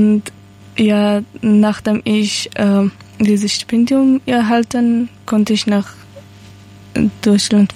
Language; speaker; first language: German; non-native, learner; Persian